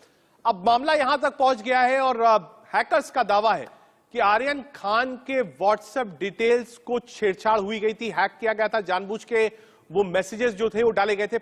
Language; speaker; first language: Hindi; native; Hindi